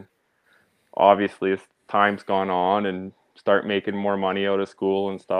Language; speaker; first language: English; native; English